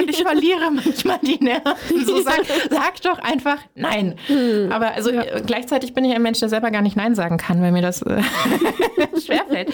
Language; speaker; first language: German; native; German